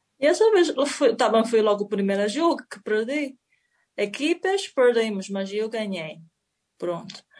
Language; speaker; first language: Portuguese; non-native, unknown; Chinese